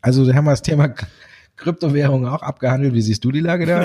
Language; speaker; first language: German; native; German